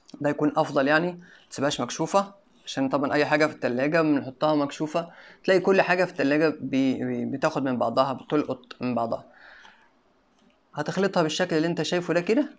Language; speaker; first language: Arabic; native; Arabic